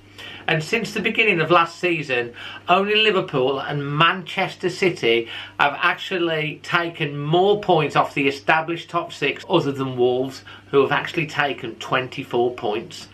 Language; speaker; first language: English; native; English